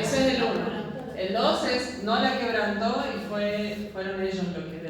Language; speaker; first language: Spanish; native; Spanish